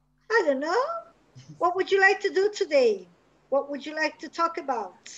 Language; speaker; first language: English; non-native, fluent; Italian